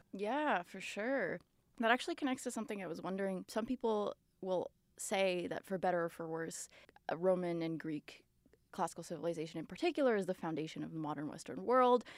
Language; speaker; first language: English; early bilingual, other home language; Portuguese